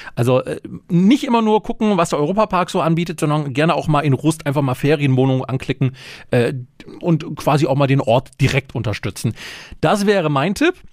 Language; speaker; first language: German; native; German